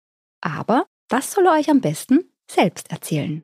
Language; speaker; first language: German; native; German